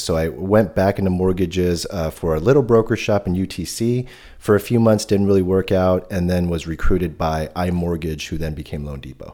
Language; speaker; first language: English; native; English